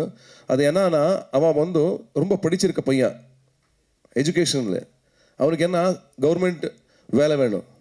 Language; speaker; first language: Tamil; non-native, local second language; Kannada